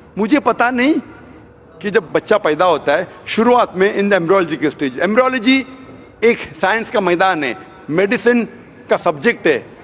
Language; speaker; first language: Hindi; non-native, local second language; Konkani